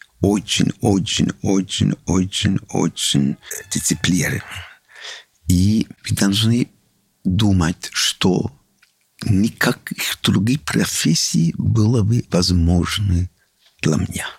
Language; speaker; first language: Russian; non-native, learner; English